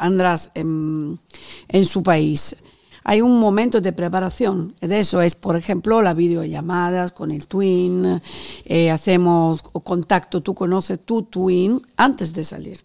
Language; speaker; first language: Spanish; non-native, fluent; Italian